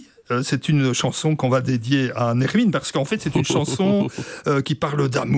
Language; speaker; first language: French; native; French